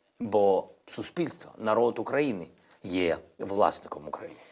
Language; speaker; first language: Ukrainian; non-native, local second language; Russian